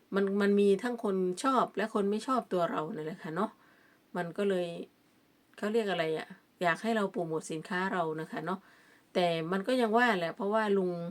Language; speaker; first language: Thai; native; Thai